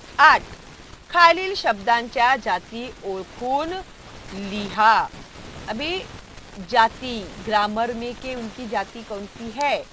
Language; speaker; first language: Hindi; non-native, local second language; Marathi